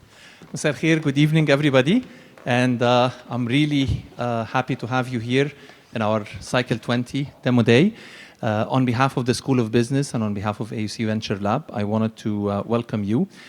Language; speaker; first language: English; non-native, fluent; Arabic